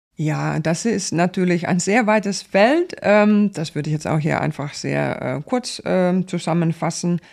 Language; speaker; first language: German; non-native, fluent; Finnish